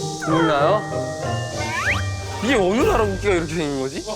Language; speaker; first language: Korean; non-native, learner; Japanese